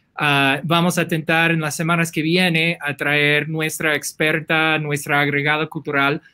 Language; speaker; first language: Spanish; non-native, fluent; English